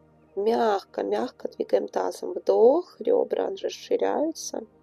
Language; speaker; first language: Russian; native; Russian